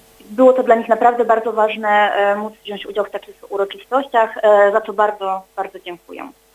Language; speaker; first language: Polish; native; Polish